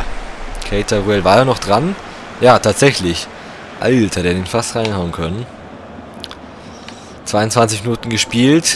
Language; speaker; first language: German; native; German